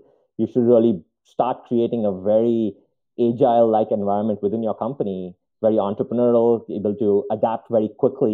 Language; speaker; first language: English; non-native, local second language; Hindi